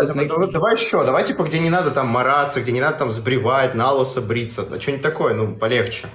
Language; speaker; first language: Russian; native; Russian